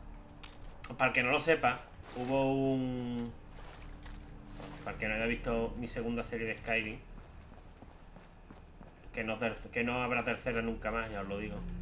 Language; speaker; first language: Spanish; native; Spanish